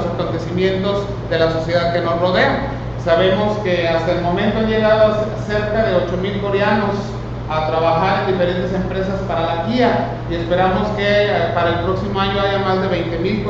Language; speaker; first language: Spanish; native; Spanish